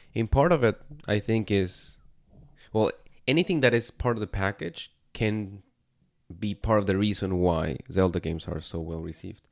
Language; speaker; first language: English; non-native, fluent; Spanish